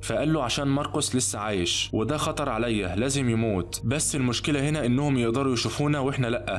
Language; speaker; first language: Arabic; native; Arabic